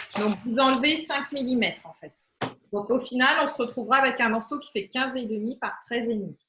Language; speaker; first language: French; native; French